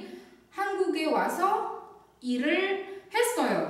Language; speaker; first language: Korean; non-native, fluent; Indonesian